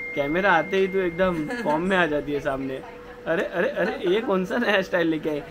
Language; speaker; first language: Hindi; non-native, local second language; Marathi